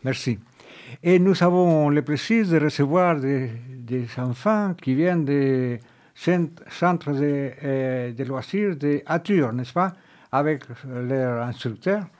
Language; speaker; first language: French; non-native, fluent; Spanish